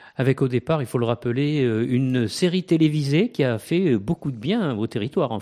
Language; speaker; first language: French; native; French